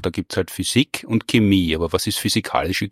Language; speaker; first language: German; native; German